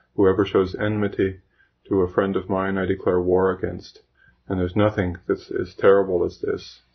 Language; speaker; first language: English; native; English